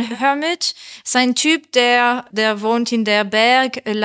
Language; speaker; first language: German; non-native, learner; French